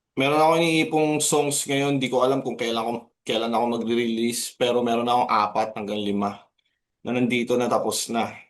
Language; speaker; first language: Filipino; native; Filipino